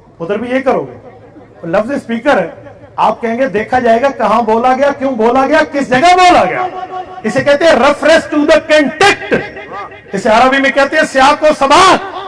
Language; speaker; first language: Urdu; non-native, local second language; Saraiki